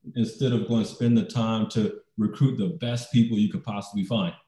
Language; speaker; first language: English; native; English